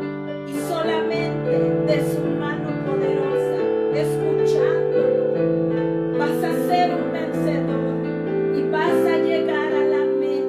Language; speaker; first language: Spanish; native; Spanish